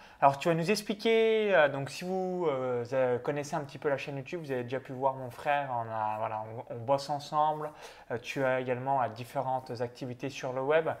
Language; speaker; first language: French; native; French